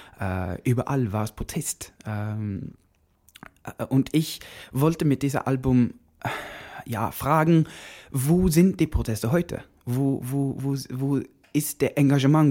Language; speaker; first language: German; non-native, learner; Norwegian